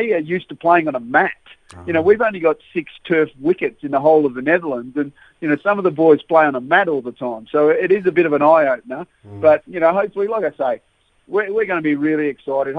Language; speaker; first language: English; native; English